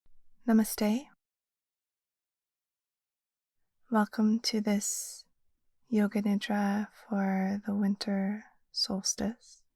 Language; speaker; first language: English; native; English